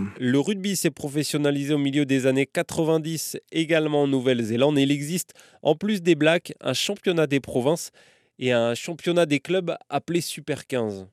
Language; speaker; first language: French; native; French